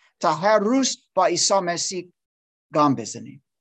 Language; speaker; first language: Persian; non-native, learner; English